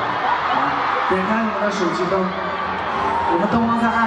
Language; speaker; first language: Chinese; native; Chinese